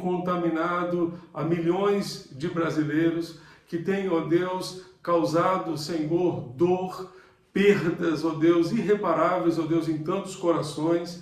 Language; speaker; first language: Portuguese; native; Portuguese